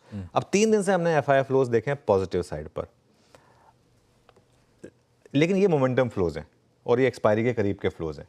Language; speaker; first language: Hindi; native; Hindi